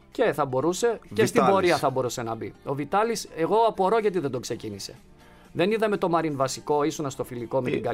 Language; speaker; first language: Greek; native; Greek